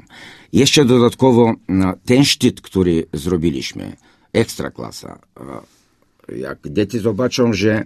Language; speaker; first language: Polish; non-native, fluent; Bulgarian